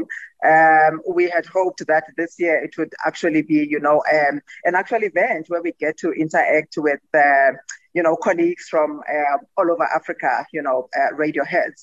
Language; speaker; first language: English; non-native, local second language; Xhosa